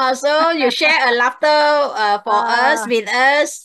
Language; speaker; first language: English; non-native, local second language; Chinese